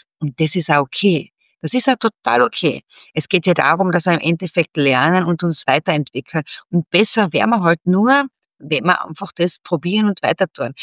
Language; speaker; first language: German; native; German